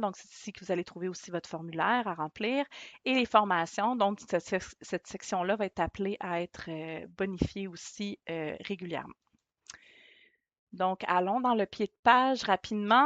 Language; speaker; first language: French; native; French